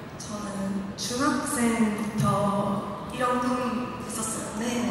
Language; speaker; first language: Korean; non-native, learner; English